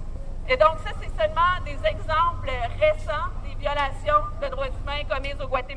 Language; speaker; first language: French; native; French